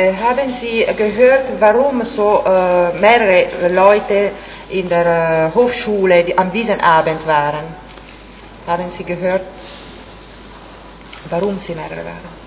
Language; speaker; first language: German; non-native, fluent; Italian